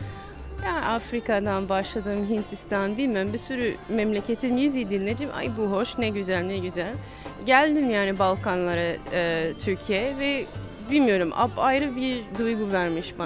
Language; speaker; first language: Turkish; non-native, fluent; English